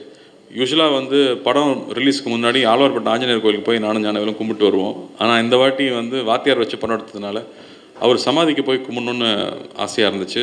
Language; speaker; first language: Tamil; native; Tamil